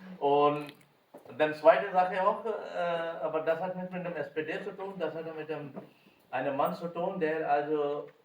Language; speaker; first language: German; non-native, learner; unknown